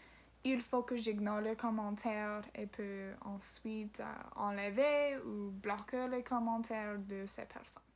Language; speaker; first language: French; non-native, learner; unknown